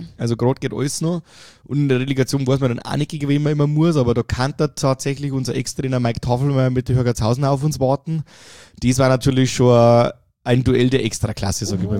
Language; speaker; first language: German; native; German